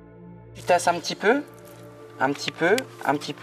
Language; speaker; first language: French; native; French